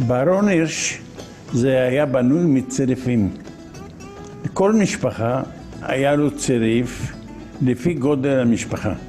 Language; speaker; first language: Hebrew; non-native, fluent; Ladino